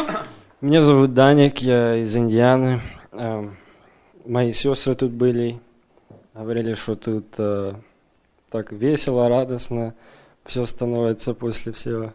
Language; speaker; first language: Russian; early bilingual, heritage; Russian